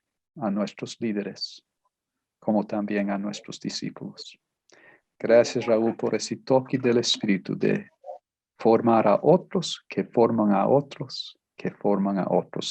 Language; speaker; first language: Spanish; non-native, fluent; Portuguese